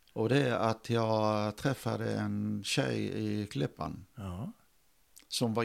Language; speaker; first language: Swedish; non-native, fluent; Arabic